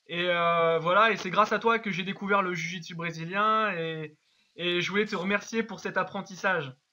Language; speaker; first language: French; native; French